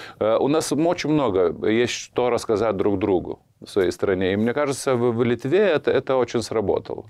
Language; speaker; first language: Russian; non-native, fluent; Lithuanian